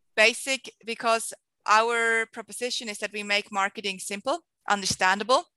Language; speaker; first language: English; non-native, fluent; Swiss German